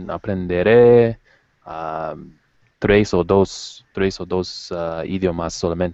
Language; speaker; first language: Spanish; non-native, learner; English